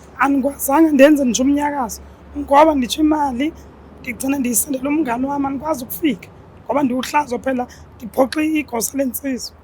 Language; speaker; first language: Zulu; non-native, local second language; Xhosa